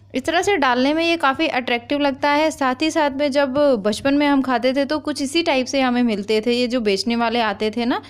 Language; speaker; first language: Hindi; native; Hindi